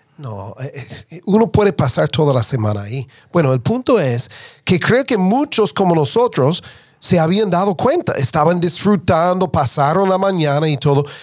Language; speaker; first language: Spanish; non-native, fluent; English